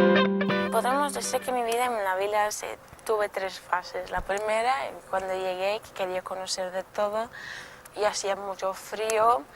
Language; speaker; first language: Spanish; non-native, local second language; Portuguese